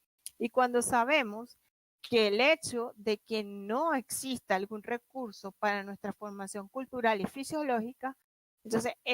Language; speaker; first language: Spanish; native; Spanish